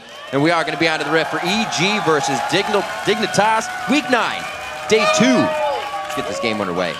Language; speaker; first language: English; native; English